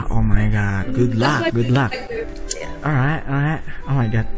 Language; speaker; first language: English; non-native, fluent; Indonesian